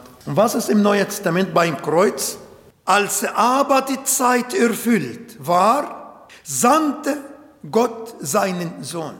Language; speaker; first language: German; non-native, fluent; Arabic